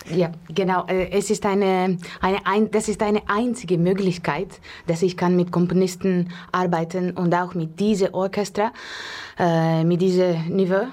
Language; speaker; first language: German; non-native, learner; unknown